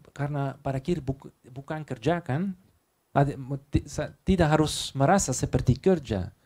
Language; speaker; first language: Indonesian; non-native, learner; Dutch